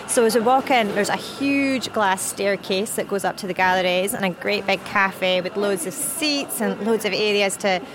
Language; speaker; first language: English; native; English